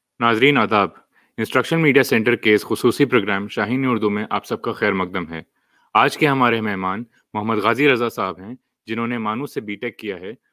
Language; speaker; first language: Urdu; native; Urdu